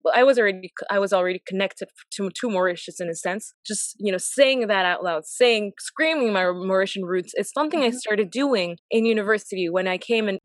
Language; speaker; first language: English; non-native, fluent; French